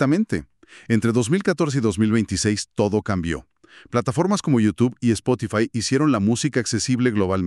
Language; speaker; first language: Spanish; native; Spanish